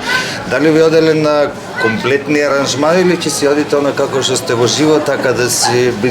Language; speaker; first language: Macedonian; native; Macedonian